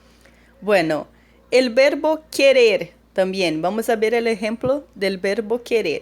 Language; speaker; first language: Spanish; non-native, fluent; Portuguese